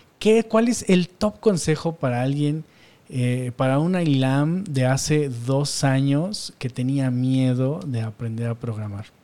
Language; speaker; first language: Spanish; native; Spanish